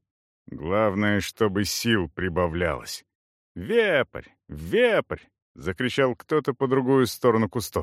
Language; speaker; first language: Russian; native; Russian